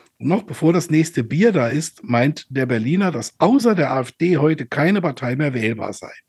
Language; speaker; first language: German; native; German